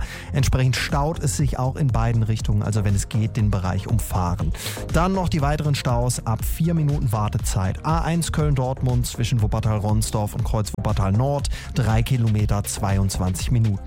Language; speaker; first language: German; native; German